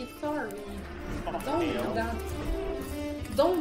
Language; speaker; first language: English; non-native, learner; French